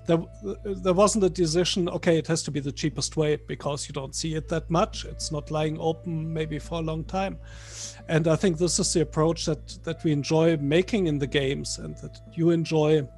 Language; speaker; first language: English; non-native, fluent; German